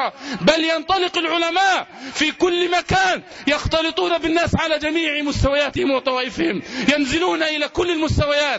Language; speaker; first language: Arabic; native; Arabic